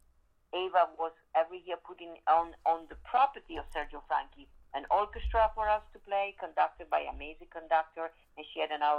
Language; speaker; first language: English; non-native, fluent; Italian